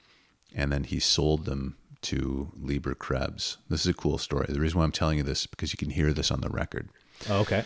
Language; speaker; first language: English; native; English